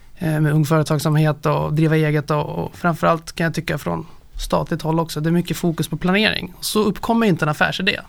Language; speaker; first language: Swedish; native; Swedish